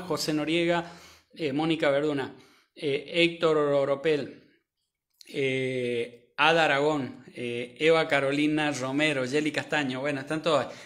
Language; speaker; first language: Spanish; native; Spanish